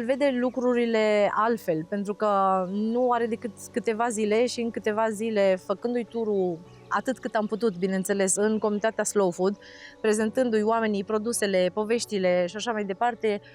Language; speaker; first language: Romanian; native; Romanian